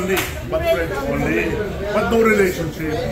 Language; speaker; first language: English; non-native, local second language; Filipino